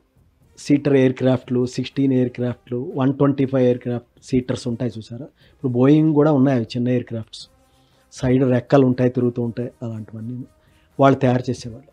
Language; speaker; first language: Telugu; native; Telugu